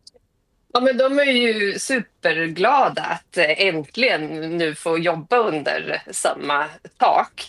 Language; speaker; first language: Swedish; native; Swedish